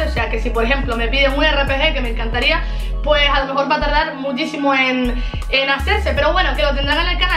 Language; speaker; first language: Spanish; native; Spanish